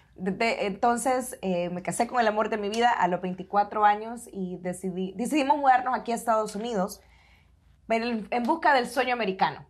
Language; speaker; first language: Spanish; native; Spanish